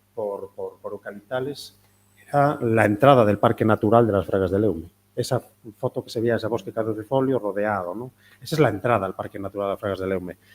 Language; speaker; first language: Spanish; non-native, local second language; Galician